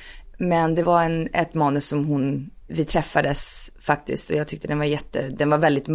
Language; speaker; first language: Swedish; early bilingual, heritage; Swedish